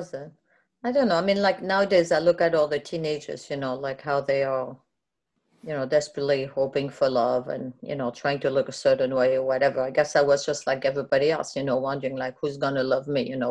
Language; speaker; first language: English; non-native, fluent; French